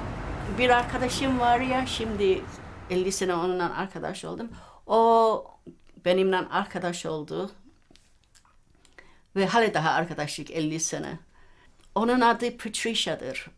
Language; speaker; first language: Turkish; early bilingual, heritage; Turkish